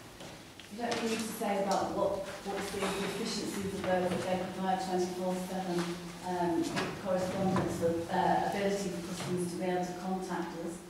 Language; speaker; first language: English; native; English